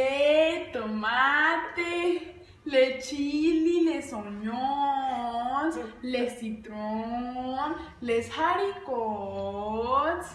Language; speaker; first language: French; non-native, learner; Spanish